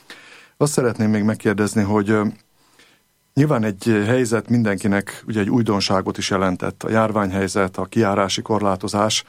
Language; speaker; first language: Hungarian; native; Hungarian